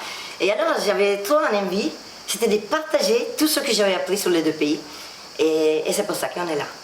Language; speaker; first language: French; non-native, fluent; Italian